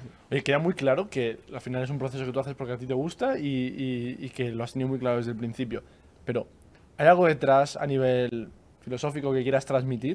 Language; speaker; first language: Spanish; native; Spanish